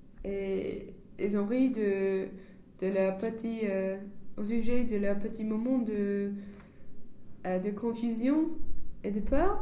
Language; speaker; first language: French; non-native, learner; English